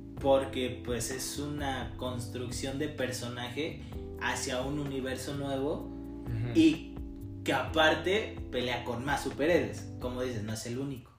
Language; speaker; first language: Spanish; native; Spanish